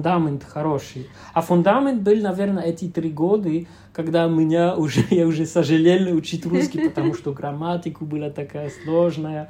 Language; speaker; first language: Russian; non-native, fluent; French